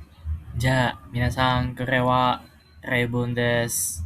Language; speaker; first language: Japanese; non-native, fluent; Indonesian